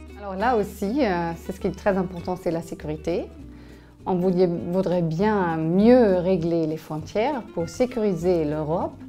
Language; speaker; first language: French; non-native, fluent; German